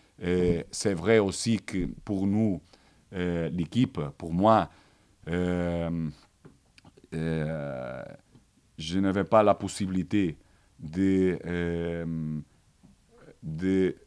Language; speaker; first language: French; non-native, learner; Portuguese